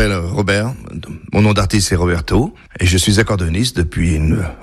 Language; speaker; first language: French; native; French